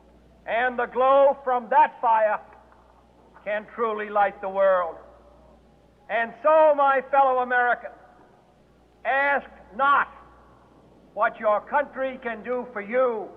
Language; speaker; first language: English; native; English